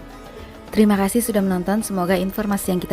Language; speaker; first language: Indonesian; native; Indonesian